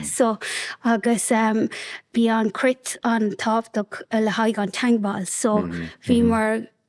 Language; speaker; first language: Irish; non-native, local second language; English